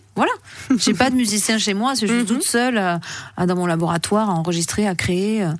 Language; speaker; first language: French; native; French